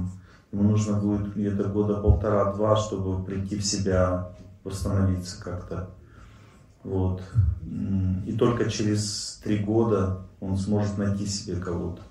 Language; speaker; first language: Russian; native; Russian